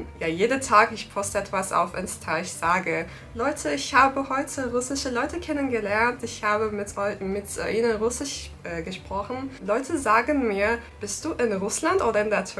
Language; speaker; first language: German; non-native, learner; Turkish